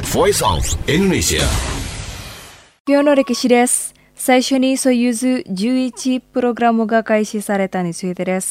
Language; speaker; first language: Japanese; non-native, fluent; Indonesian